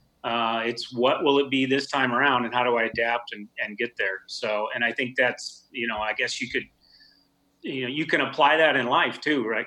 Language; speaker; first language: English; native; English